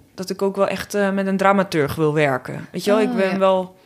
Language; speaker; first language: Dutch; native; Dutch